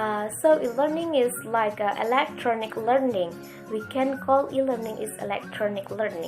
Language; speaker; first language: English; non-native, learner; Indonesian